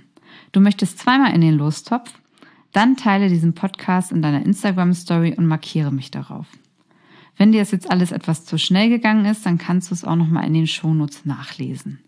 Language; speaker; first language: German; native; German